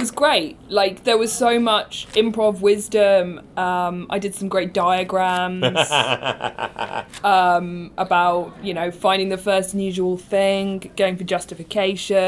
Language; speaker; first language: English; native; English